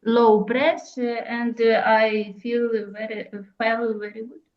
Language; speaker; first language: English; non-native, learner; Russian